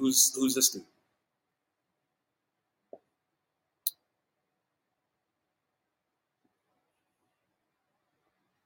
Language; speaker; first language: English; native; English